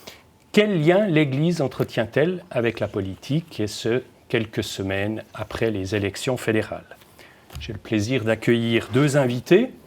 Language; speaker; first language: French; native; French